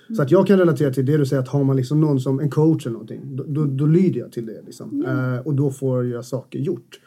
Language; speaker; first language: Swedish; native; Swedish